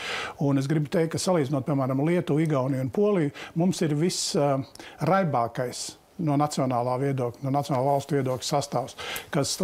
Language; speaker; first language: Latvian; native; Latvian